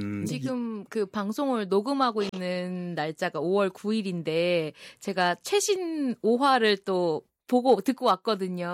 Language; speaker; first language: Korean; native; Korean